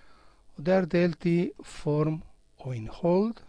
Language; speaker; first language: Norwegian; non-native, fluent; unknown